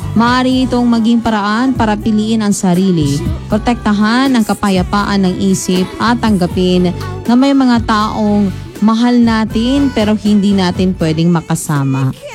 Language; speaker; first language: Filipino; non-native, local second language; Cebuano